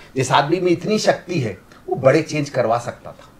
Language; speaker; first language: Hindi; native; Hindi